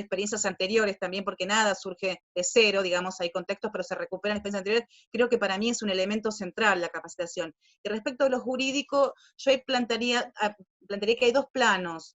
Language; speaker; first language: Spanish; native; Spanish